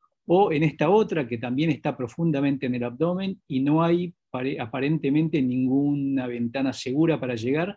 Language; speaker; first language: Spanish; native; Spanish